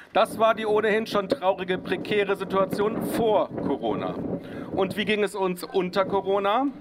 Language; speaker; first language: German; native; German